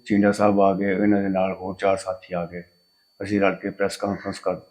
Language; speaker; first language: Hindi; non-native, local second language; Punjabi